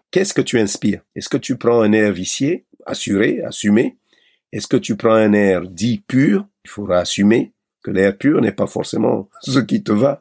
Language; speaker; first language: French; non-native, local second language; Basaa